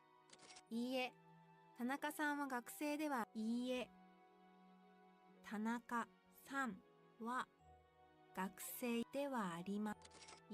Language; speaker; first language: Japanese; non-native, learner; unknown